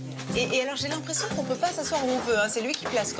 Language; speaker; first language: French; native; French